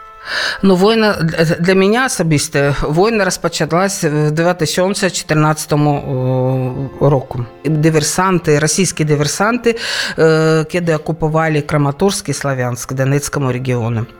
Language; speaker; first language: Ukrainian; non-native, local second language; Russian